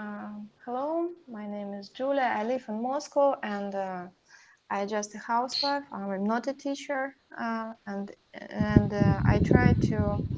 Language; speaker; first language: English; non-native, learner; Russian